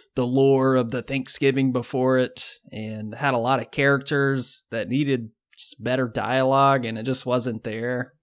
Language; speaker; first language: English; native; English